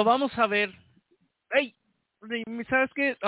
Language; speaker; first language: Spanish; early bilingual, heritage; Spanish